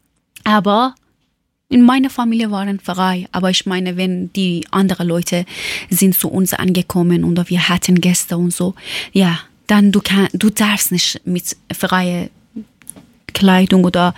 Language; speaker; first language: German; non-native, learner; Persian